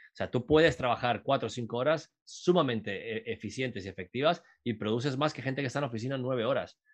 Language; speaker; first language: Spanish; native; Spanish